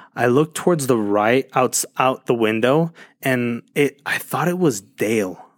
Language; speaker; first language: English; early bilingual, other home language; Spanish